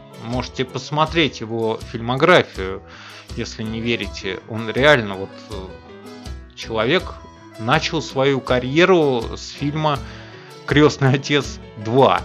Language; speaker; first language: Russian; native; Russian